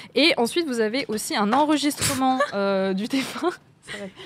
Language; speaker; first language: French; native; French